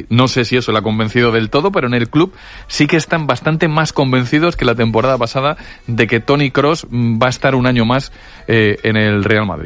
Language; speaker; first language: Spanish; native; Spanish